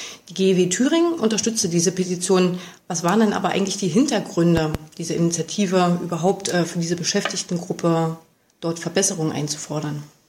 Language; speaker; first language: German; native; German